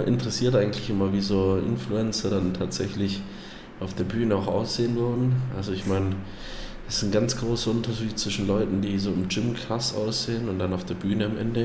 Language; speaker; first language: German; native; German